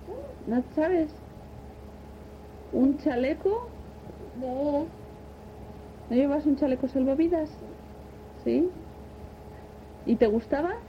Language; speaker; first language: Spanish; native; Spanish